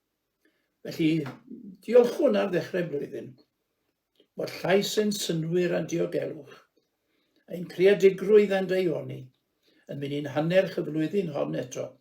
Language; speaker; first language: Welsh; native; Welsh